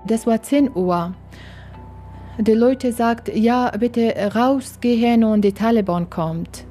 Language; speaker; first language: German; non-native, learner; Persian